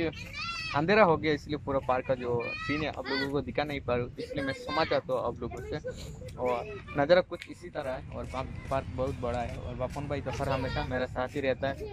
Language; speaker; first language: Hindi; non-native, local second language; Bangla